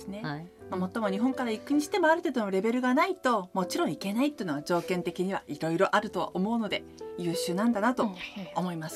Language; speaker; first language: Japanese; native; Japanese